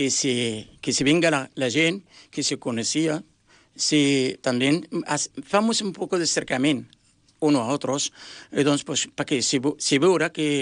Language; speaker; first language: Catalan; non-native, learner; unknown